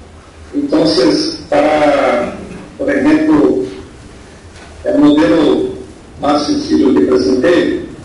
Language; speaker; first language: Spanish; non-native, fluent; Portuguese